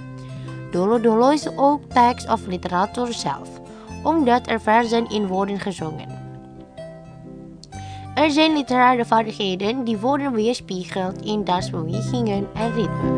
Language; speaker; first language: Dutch; non-native, fluent; Indonesian